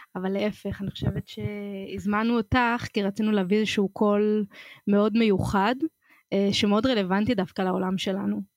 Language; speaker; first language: Hebrew; native; Hebrew